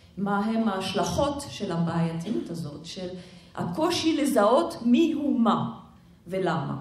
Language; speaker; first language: Hebrew; non-native, fluent; French